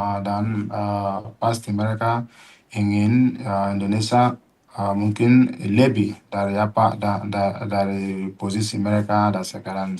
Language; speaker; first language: Indonesian; non-native, fluent; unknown